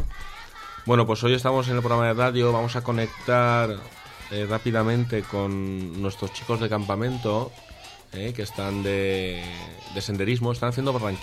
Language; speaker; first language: Spanish; native; Spanish